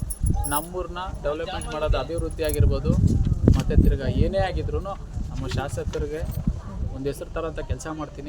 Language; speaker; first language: Kannada; native; Kannada